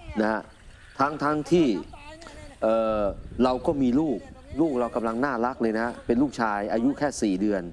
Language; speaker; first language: Thai; native; Thai